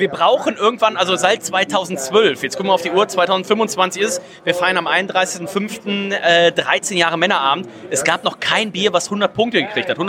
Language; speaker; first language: German; native; German